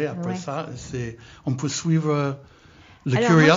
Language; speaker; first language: French; non-native, learner; English